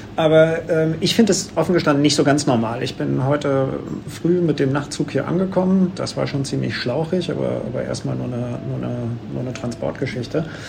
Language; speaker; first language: German; native; German